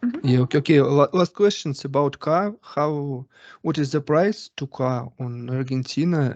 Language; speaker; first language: English; non-native, learner; Russian